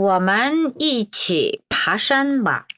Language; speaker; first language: Chinese; non-native, fluent; Korean